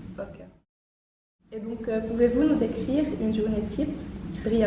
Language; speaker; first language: French; native; French